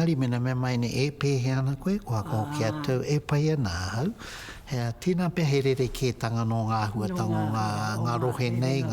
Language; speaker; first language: Māori; native; Māori